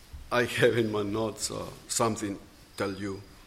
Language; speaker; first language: English; non-native, learner; Spanish